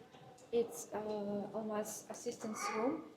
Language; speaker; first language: English; non-native, learner; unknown